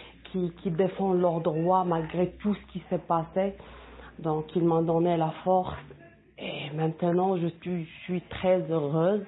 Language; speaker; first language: French; non-native, local second language; Arabic